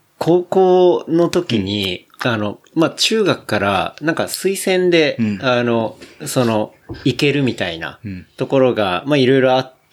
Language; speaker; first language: Japanese; native; Japanese